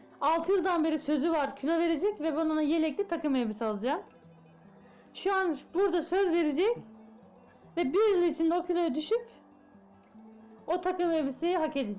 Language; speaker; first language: Turkish; native; Turkish